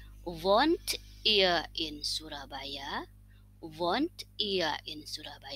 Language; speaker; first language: German; non-native, fluent; Indonesian